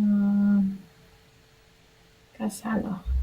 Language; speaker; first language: Spanish; non-native, learner; Russian